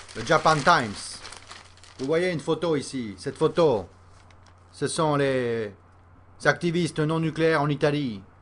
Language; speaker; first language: French; native; French